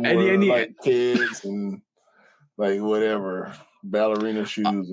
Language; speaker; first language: English; native; English